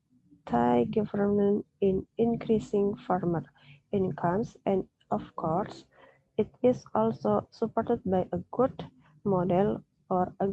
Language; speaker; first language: English; non-native, learner; Indonesian